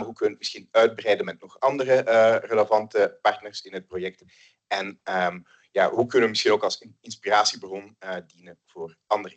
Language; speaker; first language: Dutch; native; Dutch